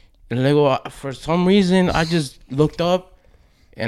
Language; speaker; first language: English; early bilingual, other home language; Spanish